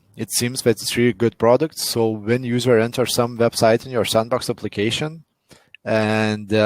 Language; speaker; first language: English; non-native, fluent; Lithuanian